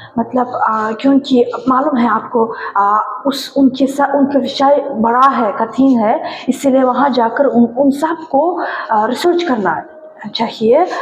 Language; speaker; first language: Hindi; non-native, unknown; Uzbek